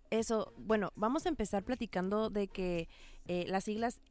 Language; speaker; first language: Spanish; native; Spanish